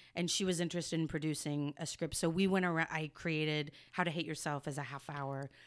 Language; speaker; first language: English; native; English